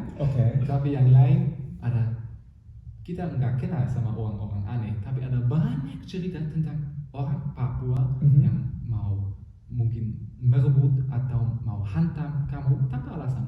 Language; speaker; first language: Indonesian; non-native, fluent; German